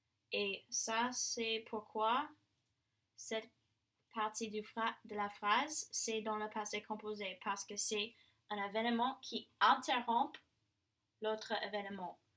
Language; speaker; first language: French; non-native, fluent; English